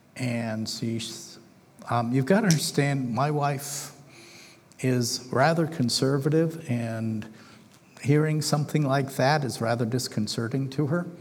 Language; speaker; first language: English; native; English